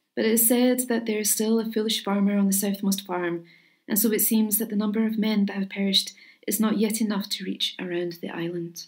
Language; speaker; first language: English; native; English